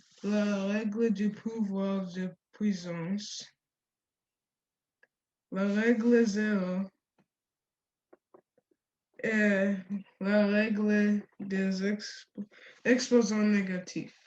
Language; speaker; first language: French; non-native, fluent; English